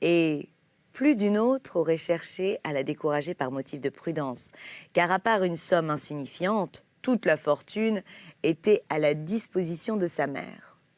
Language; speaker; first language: French; native; French